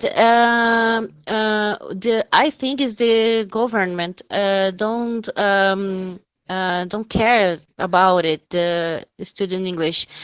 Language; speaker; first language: English; non-native, fluent; Portuguese